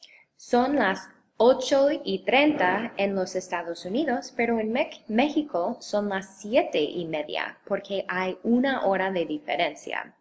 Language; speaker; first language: Spanish; non-native, fluent; English